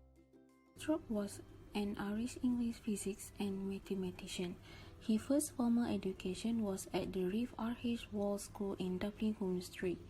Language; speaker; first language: English; non-native, local second language; Malay